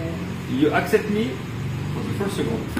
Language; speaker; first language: English; non-native, learner; French